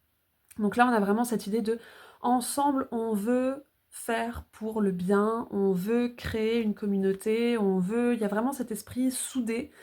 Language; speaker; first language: French; native; French